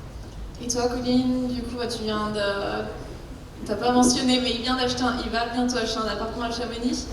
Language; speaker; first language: French; native; French